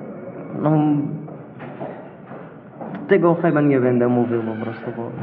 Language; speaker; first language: Polish; non-native, learner; Arabic